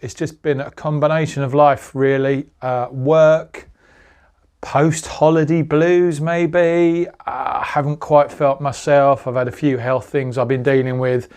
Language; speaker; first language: English; native; English